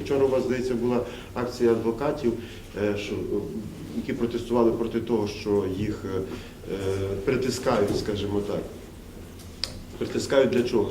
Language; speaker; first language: Ukrainian; native; Ukrainian